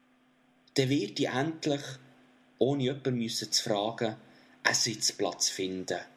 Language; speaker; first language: German; native; German